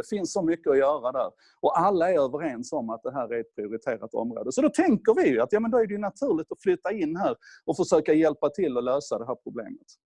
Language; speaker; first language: Swedish; native; Swedish